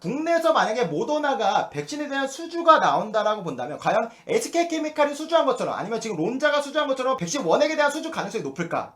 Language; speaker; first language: Korean; native; Korean